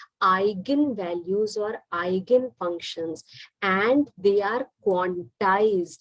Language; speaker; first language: English; non-native, local second language; Hindi